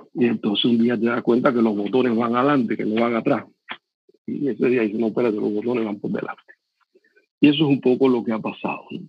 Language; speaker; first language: Spanish; native; Spanish